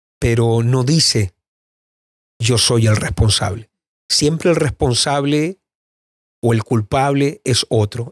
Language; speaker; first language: Spanish; native; Spanish